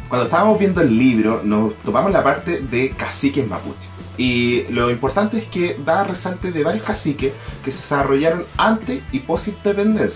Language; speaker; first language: Spanish; native; Spanish